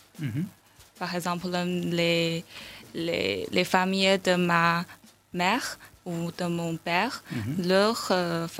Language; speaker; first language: French; non-native, learner; Chinese